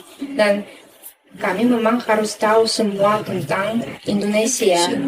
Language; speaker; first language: Indonesian; non-native, fluent; Russian